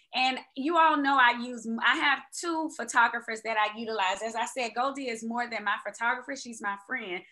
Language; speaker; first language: English; native; English